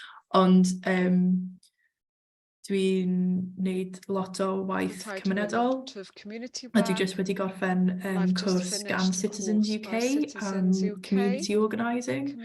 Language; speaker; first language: Welsh; non-native, fluent; English